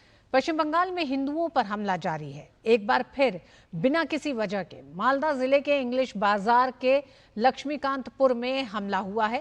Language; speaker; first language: Hindi; native; Hindi